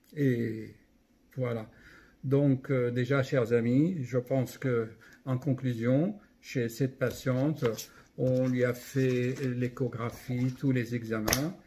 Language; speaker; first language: French; native; French